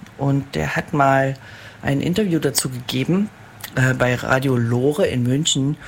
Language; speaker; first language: German; native; German